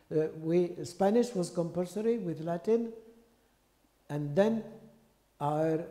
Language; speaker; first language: English; non-native, fluent; French